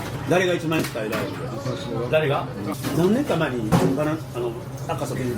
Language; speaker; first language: Japanese; native; Japanese